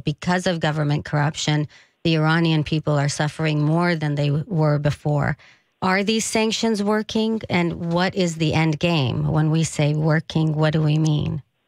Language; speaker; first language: English; early bilingual, other home language; Persian